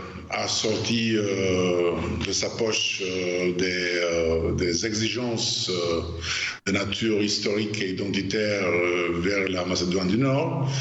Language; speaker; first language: French; non-native, fluent; Albanian